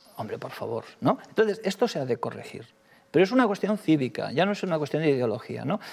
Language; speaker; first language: Spanish; native; Spanish